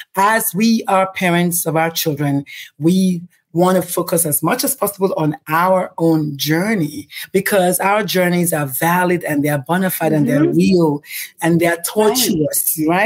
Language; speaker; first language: English; non-native, local second language; Igbo